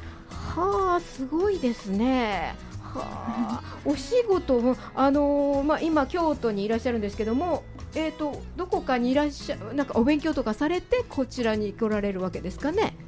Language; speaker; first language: Japanese; native; Japanese